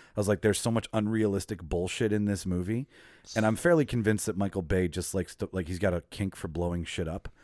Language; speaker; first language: English; native; English